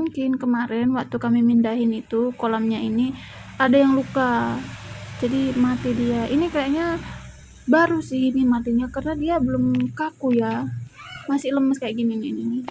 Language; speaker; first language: Indonesian; native; Indonesian